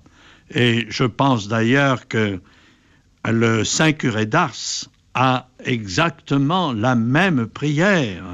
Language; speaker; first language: French; native; French